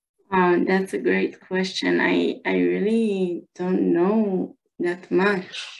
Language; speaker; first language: English; non-native, fluent; Hebrew